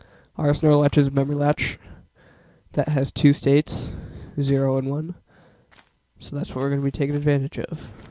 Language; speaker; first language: English; native; English